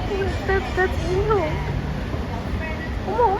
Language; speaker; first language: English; non-native, fluent; Korean